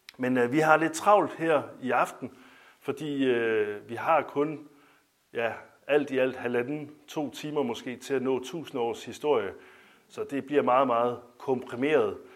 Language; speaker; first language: Danish; native; Danish